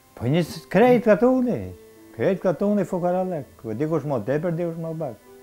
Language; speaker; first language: Albanian; native; Albanian